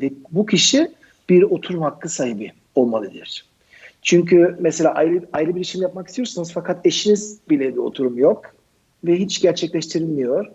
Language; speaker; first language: Turkish; non-native, fluent; German